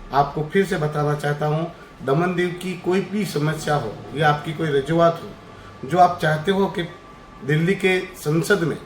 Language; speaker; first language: Hindi; non-native, local second language; Gujarati